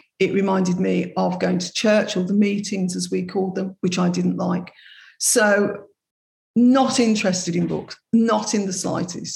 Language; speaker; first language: English; native; English